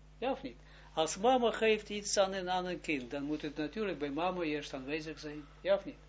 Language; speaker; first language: Dutch; non-native, fluent; Hebrew